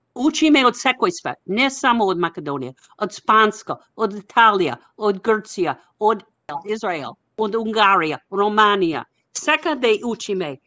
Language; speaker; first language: Macedonian; non-native, fluent; English